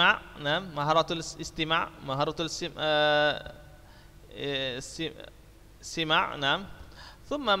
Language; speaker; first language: Arabic; non-native, fluent; Indonesian